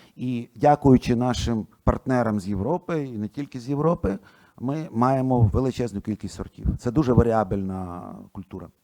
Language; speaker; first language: Ukrainian; non-native, local second language; Russian